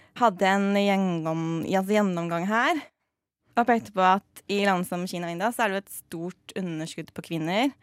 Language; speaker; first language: Norwegian; native; Norwegian